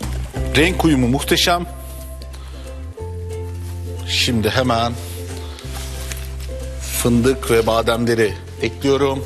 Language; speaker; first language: Turkish; native; Turkish